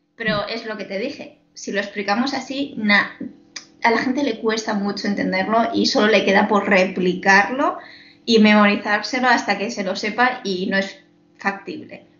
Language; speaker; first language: Spanish; non-native, fluent; Chinese